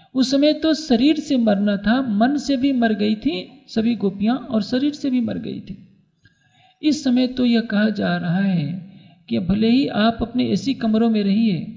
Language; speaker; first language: Hindi; native; Hindi